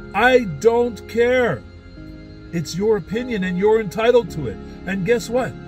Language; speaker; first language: English; native; English